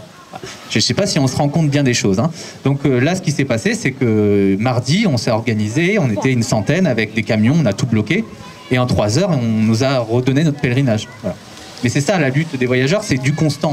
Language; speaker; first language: French; native; French